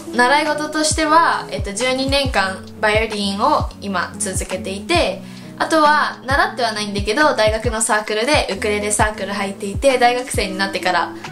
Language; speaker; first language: Japanese; early bilingual, heritage; Japanese